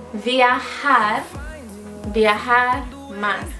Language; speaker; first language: Spanish; non-native, fluent; English